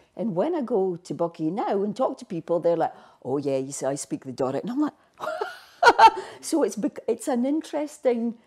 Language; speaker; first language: English; native; English